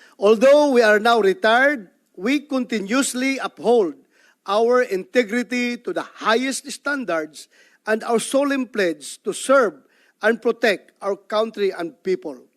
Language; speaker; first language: English; non-native, local second language; Cebuano